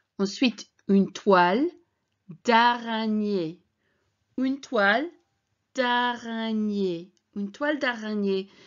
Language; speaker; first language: French; non-native, fluent; English